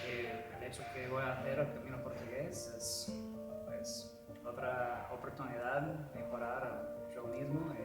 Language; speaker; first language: Spanish; non-native, fluent; English